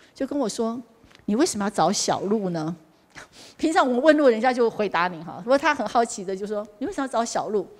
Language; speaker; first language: Chinese; native; Chinese